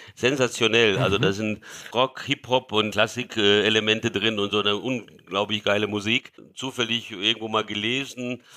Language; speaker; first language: German; early bilingual, other home language; Hungarian